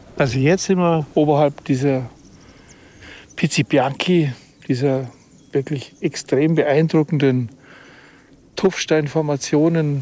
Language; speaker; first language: German; native; German